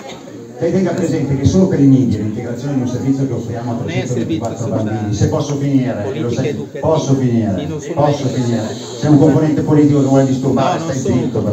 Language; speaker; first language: Italian; native; Italian